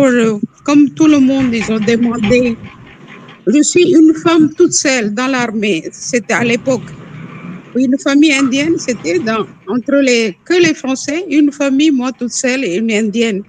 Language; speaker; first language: French; non-native, local second language; Tamil